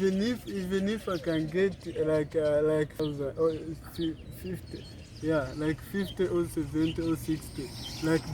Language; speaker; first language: English; non-native, learner; Kinyarwanda